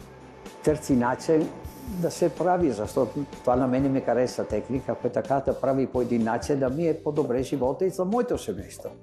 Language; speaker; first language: Bulgarian; non-native, learner; Italian